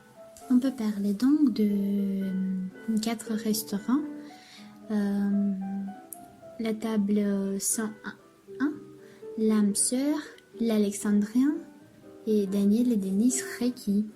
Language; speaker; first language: French; non-native, learner; Romanian